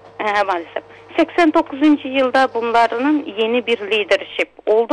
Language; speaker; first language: Turkish; non-native, local second language; Uyghur